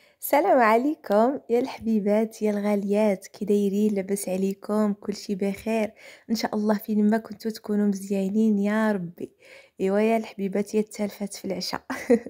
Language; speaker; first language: Arabic; native; Arabic